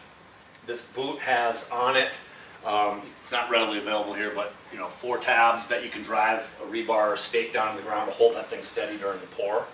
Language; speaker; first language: English; native; English